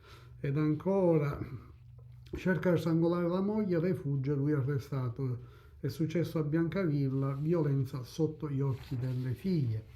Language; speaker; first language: Italian; native; Italian